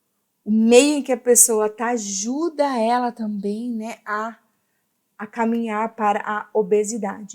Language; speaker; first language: Portuguese; native; Portuguese